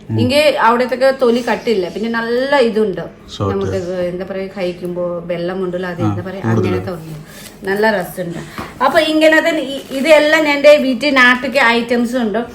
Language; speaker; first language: Malayalam; non-native, fluent; Nepali